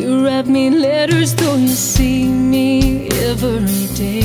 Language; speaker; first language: Russian; native; Russian